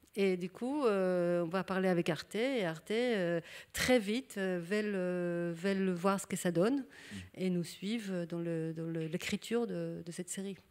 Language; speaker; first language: French; non-native, fluent; Hebrew